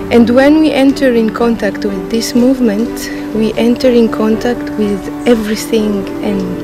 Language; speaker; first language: English; non-native, fluent; Arabic